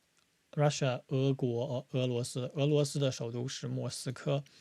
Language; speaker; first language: Chinese; non-native, fluent; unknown